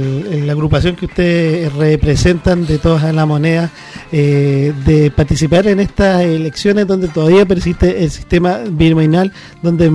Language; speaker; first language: Spanish; native; Spanish